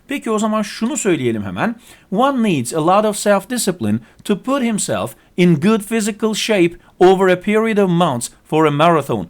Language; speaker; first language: English; non-native, fluent; Turkish